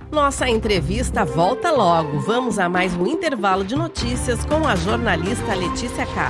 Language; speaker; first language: Portuguese; native; Portuguese